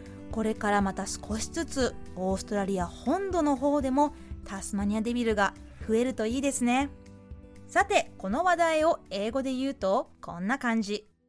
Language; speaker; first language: Japanese; native; Japanese